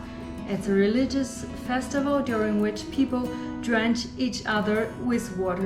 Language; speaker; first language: English; non-native, fluent; Chinese